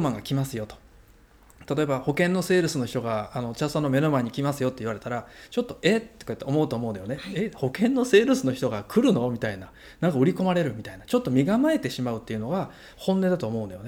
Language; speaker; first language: Japanese; native; Japanese